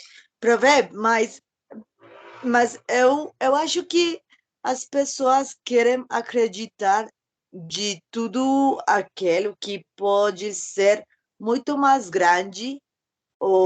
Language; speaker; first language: Portuguese; non-native, learner; Spanish